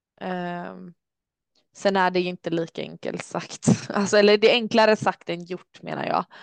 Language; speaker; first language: Swedish; early bilingual, other home language; Albanian